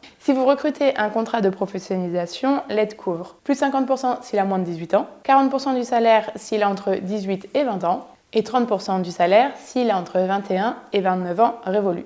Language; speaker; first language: French; native; French